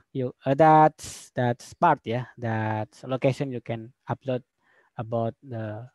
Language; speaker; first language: English; non-native, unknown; Indonesian